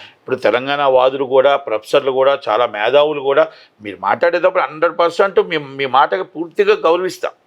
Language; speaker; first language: Telugu; native; Telugu